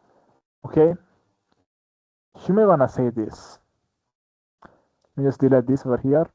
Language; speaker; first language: English; non-native, fluent; Spanish